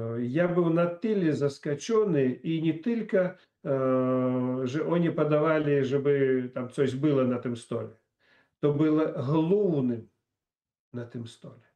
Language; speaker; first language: Polish; non-native, fluent; Russian